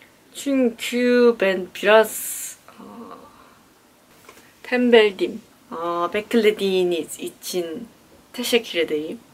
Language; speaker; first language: Turkish; non-native, learner; Korean